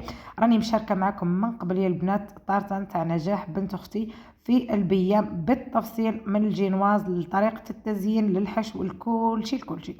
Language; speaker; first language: Arabic; native; Arabic